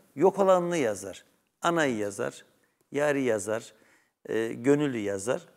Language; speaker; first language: Turkish; native; Turkish